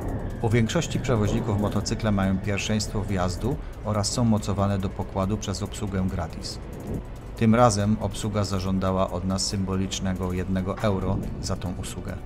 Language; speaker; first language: Polish; native; Polish